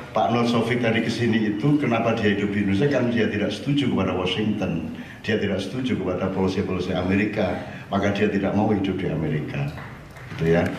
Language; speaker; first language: Indonesian; native; Indonesian